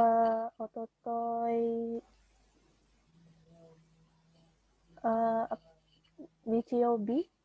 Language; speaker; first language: Japanese; non-native, learner; Indonesian